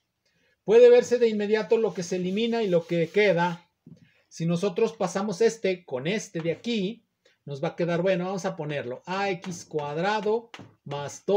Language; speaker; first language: Spanish; native; Spanish